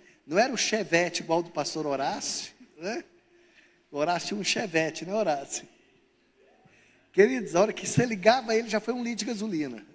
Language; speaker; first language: Portuguese; native; Portuguese